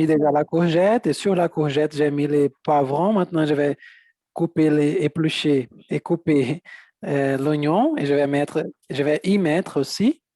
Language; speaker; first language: French; non-native, fluent; Portuguese